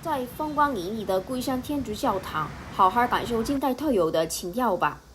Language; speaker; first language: Chinese; non-native, learner; Korean